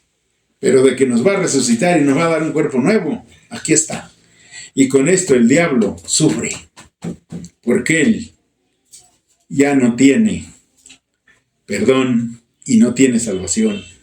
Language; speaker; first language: Spanish; native; Spanish